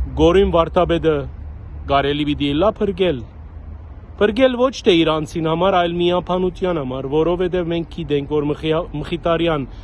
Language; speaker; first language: Armenian; early bilingual, heritage; Armenian